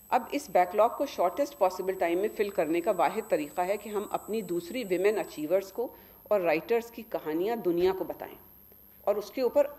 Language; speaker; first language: Hindi; native; Hindi